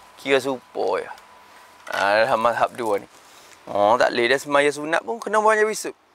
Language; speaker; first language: Malay; native; Malay